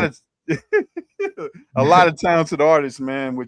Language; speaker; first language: English; native; English